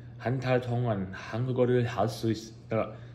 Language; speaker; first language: Korean; non-native, learner; English